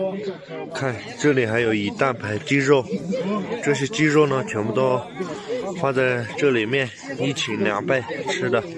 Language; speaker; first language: Chinese; non-native, local second language; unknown